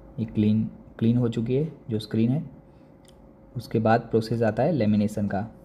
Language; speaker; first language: Hindi; non-native, local second language; Gujarati